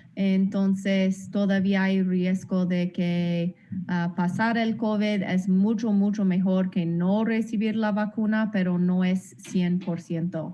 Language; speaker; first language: Spanish; non-native, learner; English